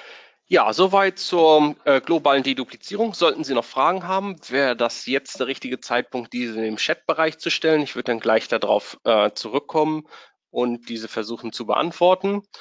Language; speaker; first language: German; native; German